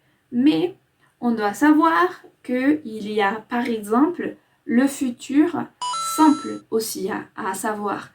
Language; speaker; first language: French; non-native, fluent; Spanish